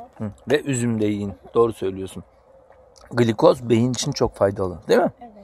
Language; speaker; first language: Turkish; native; Turkish